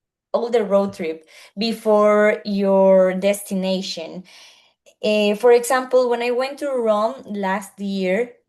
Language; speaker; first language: English; non-native, learner; Spanish